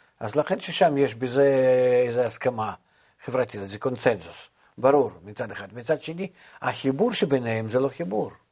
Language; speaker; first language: Hebrew; non-native, fluent; Russian